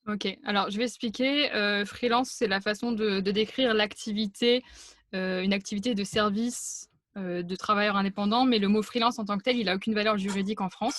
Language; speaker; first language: French; native; French